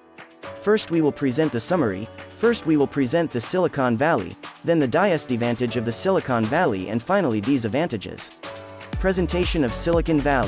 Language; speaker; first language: English; non-native, learner; French